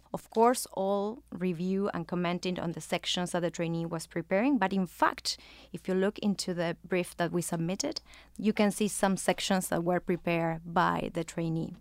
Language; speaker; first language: English; non-native, fluent; Spanish